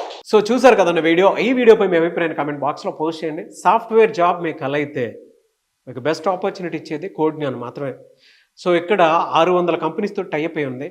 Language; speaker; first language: Telugu; native; Telugu